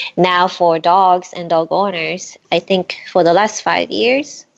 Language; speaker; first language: English; non-native, fluent; Japanese